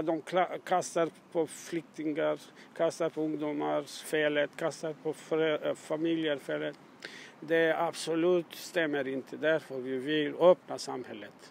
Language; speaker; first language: Swedish; non-native, learner; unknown